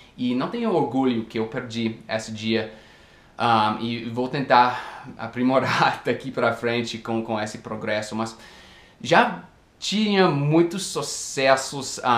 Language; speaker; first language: Portuguese; non-native, fluent; English